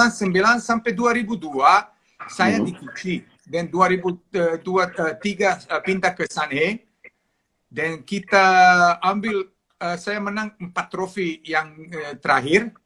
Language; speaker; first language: Indonesian; non-native, fluent; Serbian